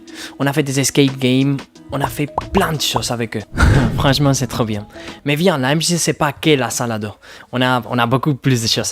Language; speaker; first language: French; non-native, fluent; Spanish